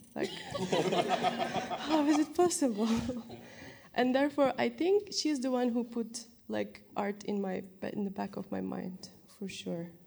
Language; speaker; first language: English; non-native, fluent; Turkish